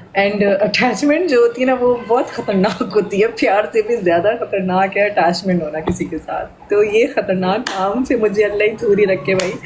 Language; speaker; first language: Urdu; native; Urdu